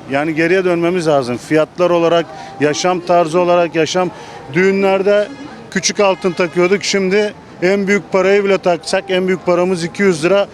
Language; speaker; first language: Turkish; native; Turkish